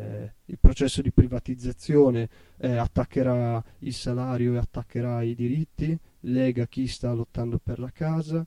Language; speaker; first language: Italian; native; Italian